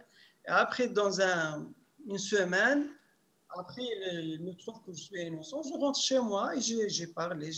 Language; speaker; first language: French; non-native, local second language; Arabic